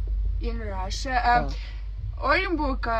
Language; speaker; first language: English; non-native, learner; Russian